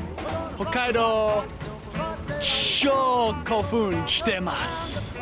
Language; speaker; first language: Japanese; non-native, learner; English